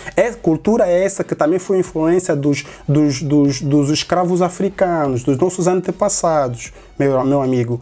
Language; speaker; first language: Portuguese; native; Portuguese